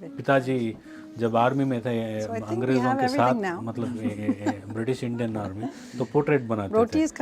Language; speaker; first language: Hindi; non-native, local second language; Kannada